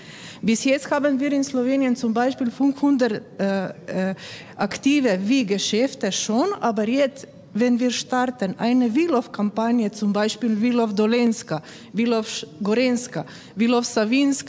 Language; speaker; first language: German; non-native, learner; Slovenian